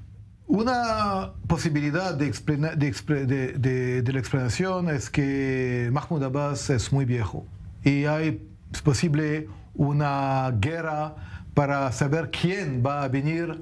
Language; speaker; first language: Spanish; non-native, fluent; French